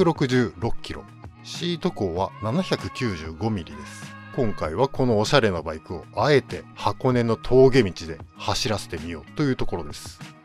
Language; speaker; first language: Japanese; native; Japanese